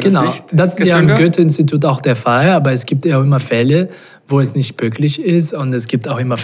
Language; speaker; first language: German; non-native, fluent; Portuguese